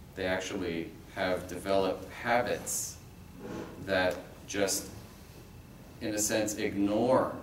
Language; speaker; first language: English; native; English